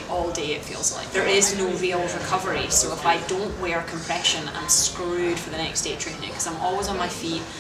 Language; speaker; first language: English; native; English